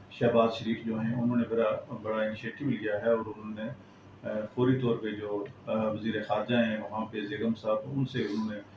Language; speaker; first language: Urdu; non-native, local second language; Pahari-Potwari